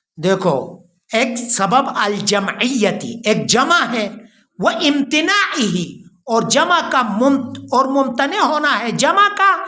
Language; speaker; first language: Urdu; non-native, local second language; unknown